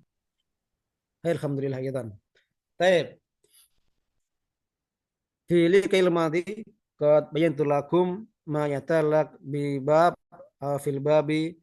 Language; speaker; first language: Arabic; non-native, fluent; Indonesian